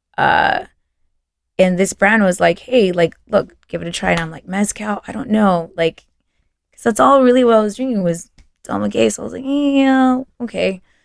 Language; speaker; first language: English; early bilingual, other home language; Spanish